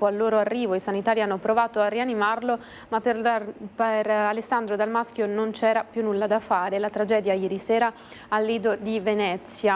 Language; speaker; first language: Italian; native; Italian